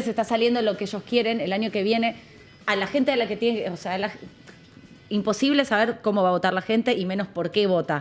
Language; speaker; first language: Spanish; native; Spanish